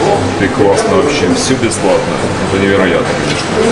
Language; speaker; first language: Russian; native; Russian